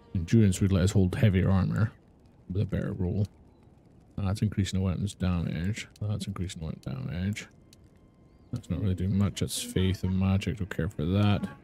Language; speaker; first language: English; native; English